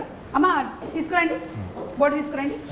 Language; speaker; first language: Telugu; native; Telugu